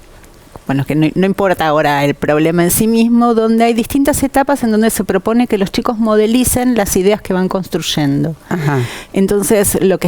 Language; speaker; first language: Spanish; native; Spanish